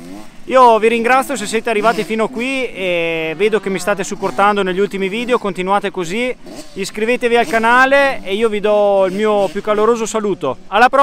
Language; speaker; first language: Italian; native; Italian